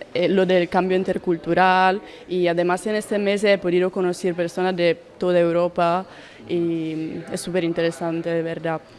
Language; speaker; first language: Spanish; non-native, learner; Italian